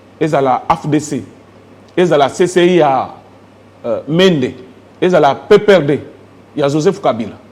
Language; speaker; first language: Lingala; native; Lingala